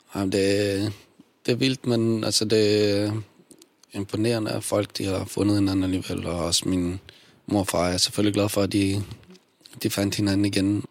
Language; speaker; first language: Danish; early bilingual, other home language; Bosnian